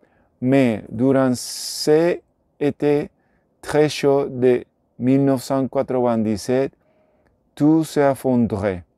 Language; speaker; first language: French; non-native, learner; Spanish